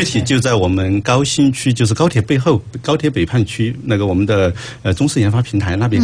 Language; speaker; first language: Chinese; native; Chinese